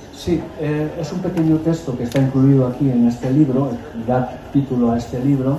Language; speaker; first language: Spanish; native; Spanish